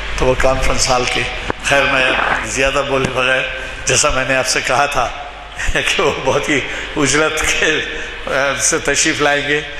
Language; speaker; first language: Urdu; native; Urdu